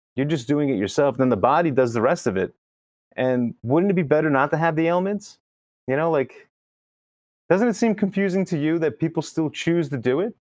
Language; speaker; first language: English; early bilingual, other home language; Spanish